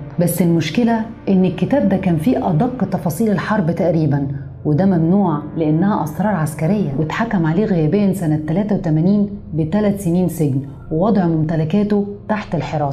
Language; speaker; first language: Arabic; native; Arabic